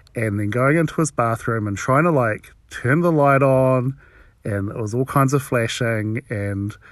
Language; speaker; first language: English; native; English